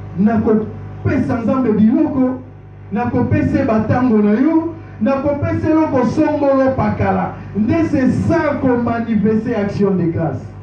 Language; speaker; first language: Lingala; native; Lingala